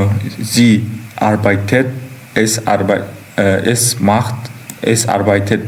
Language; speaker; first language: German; non-native, learner; Uzbek